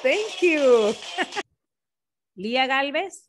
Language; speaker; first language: English; non-native, learner; Spanish